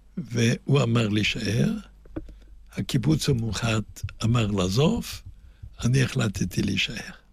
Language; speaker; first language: Hebrew; non-native, fluent; German